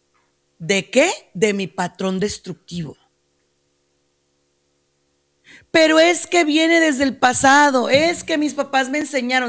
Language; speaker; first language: Spanish; native; Spanish